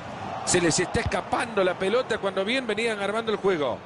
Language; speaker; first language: Spanish; native; Spanish